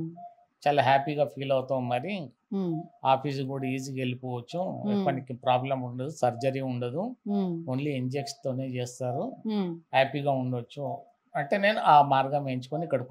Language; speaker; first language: Telugu; native; Telugu